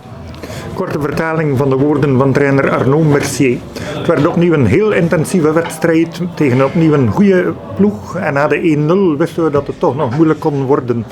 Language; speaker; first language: Dutch; native; Dutch